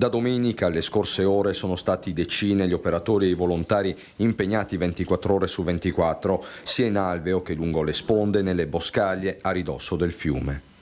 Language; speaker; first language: Italian; native; Italian